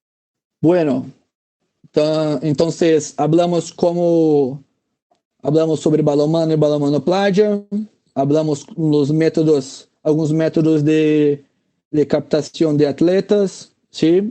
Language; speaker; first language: Spanish; non-native, fluent; Portuguese